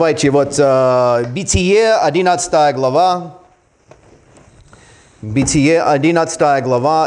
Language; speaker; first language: Russian; non-native, fluent; English